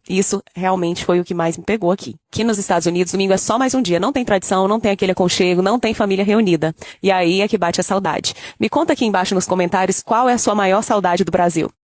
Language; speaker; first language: Portuguese; native; Portuguese